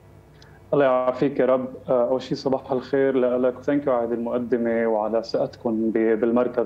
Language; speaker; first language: Arabic; native; Arabic